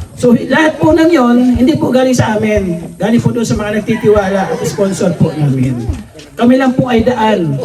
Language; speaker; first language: Filipino; non-native, local second language; Waray